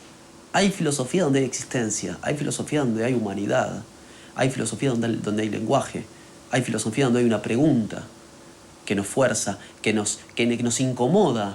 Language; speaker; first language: Spanish; native; Spanish